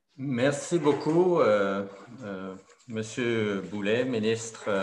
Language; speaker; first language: French; native; French